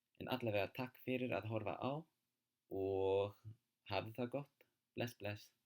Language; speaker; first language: Icelandic; non-native, fluent; English